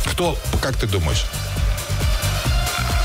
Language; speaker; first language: Russian; native; Russian